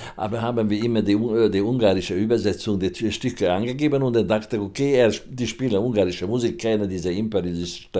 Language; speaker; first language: German; non-native, fluent; Hungarian